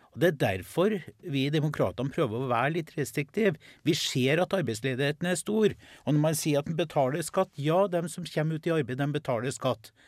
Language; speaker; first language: Norwegian; native; Norwegian